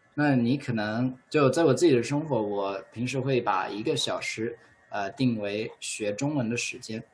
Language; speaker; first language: Chinese; non-native, fluent; English